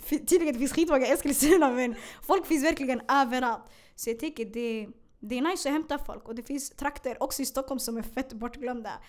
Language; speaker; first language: Swedish; early bilingual, other home language; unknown